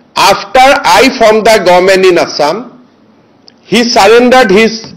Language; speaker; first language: English; non-native, local second language; Assamese